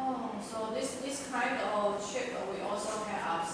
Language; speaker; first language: English; non-native, learner; Chinese